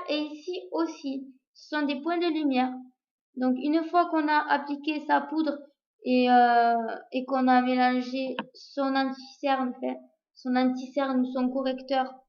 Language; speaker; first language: French; native; French